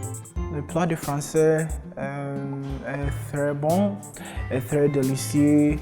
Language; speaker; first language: French; non-native, learner; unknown